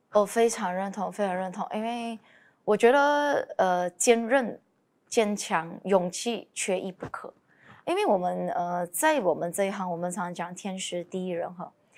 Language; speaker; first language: Chinese; native; Chinese